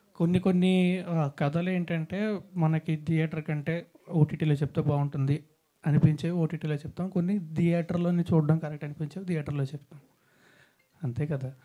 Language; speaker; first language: Telugu; native; Telugu